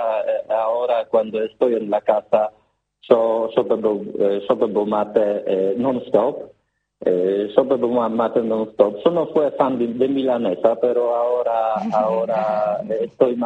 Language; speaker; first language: Spanish; non-native, learner; Polish